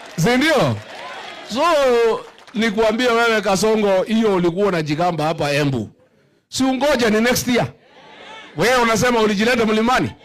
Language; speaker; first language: Swahili; non-native, local second language; Kikuyu